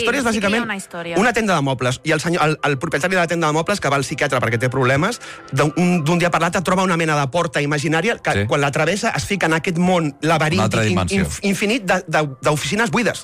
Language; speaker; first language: Catalan; native; Catalan